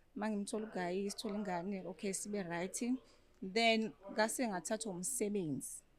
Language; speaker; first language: Zulu; native; Zulu